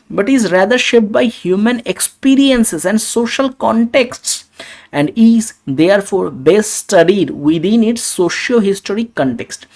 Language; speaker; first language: English; non-native, local second language; Bangla